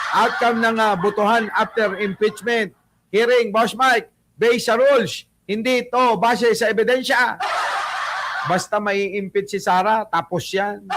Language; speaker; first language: Filipino; non-native, local second language; Iloko